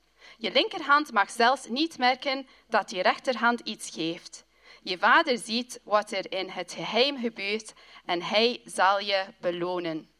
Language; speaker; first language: Dutch; non-native, fluent; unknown